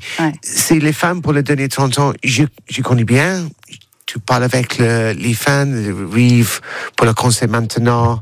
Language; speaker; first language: French; non-native, learner; English